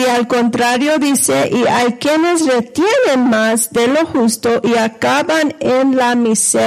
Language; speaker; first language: Spanish; non-native, fluent; English